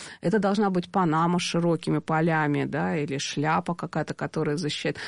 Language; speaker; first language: Russian; native; Russian